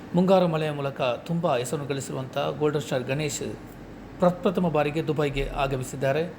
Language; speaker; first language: Kannada; non-native, local second language; Tulu